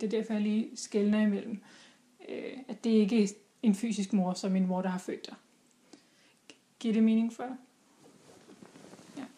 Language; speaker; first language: Danish; native; Danish